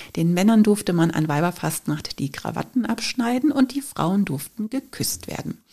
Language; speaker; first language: German; native; German